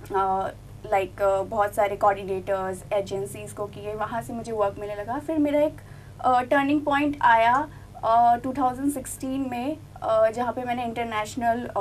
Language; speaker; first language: Hindi; non-native, local second language; Gujarati